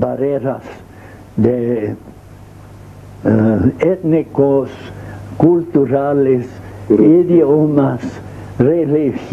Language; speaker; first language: Spanish; non-native, fluent; English